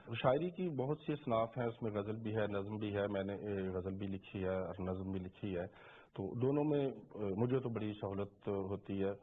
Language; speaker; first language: Urdu; non-native, local second language; Punjabi